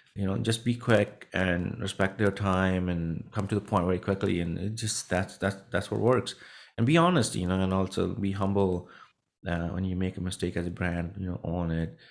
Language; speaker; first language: English; non-native, local second language; Punjabi